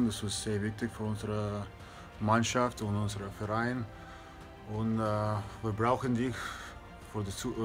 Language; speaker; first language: German; non-native, fluent; English